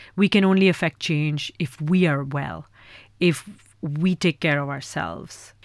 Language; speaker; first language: English; non-native, local second language; Urdu